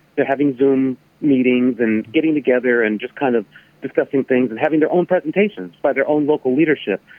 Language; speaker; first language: English; native; English